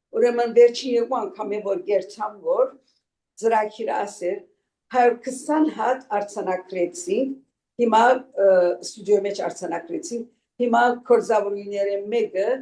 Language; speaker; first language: Armenian; native; Armenian